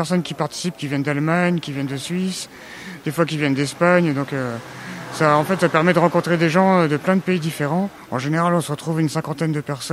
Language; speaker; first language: French; native; French